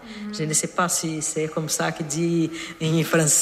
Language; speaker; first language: French; non-native, learner; Portuguese